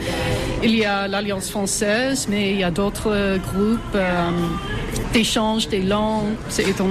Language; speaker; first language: French; non-native, fluent; English